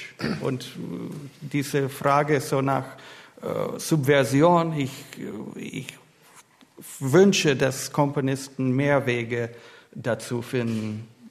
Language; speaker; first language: German; non-native, fluent; English